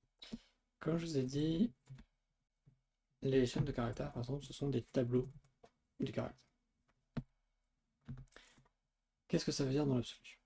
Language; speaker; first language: French; native; French